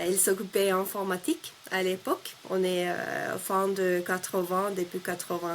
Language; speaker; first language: French; non-native, fluent; Finnish